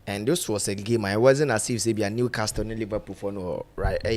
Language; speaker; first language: English; non-native, local second language; Akan